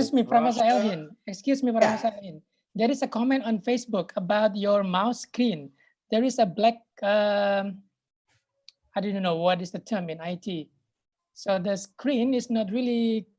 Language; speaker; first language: English; non-native, fluent; Indonesian